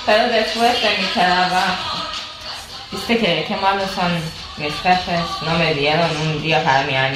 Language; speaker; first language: Spanish; non-native, learner; Persian